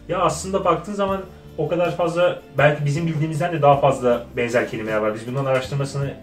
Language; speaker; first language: Turkish; native; Turkish